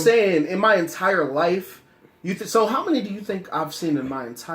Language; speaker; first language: English; native; English